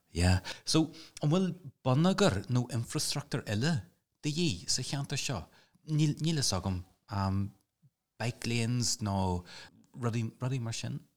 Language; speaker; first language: Irish; non-native, local second language; English